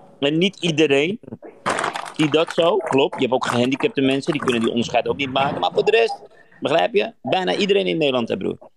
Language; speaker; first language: Dutch; early bilingual, other home language; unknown